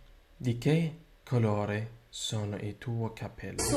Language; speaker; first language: Italian; non-native, learner; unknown